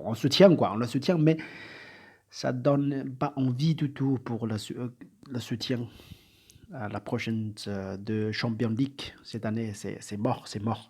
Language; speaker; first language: French; non-native, learner; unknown